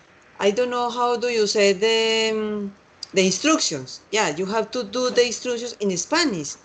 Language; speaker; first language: English; non-native, learner; Spanish